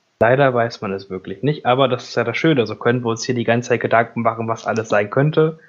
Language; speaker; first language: German; native; German